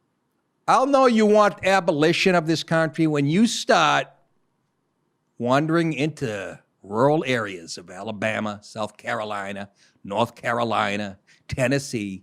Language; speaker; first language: English; native; English